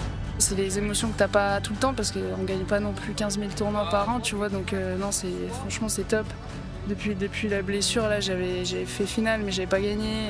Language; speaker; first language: French; native; French